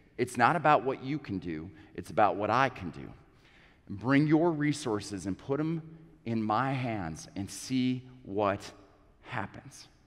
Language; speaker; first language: English; native; English